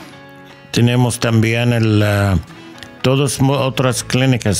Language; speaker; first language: Spanish; non-native, learner; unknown